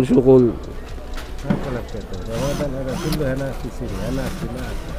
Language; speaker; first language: Arabic; non-native, learner; Hindi